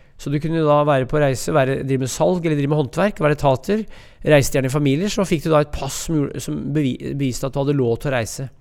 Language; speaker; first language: Norwegian; native; Norwegian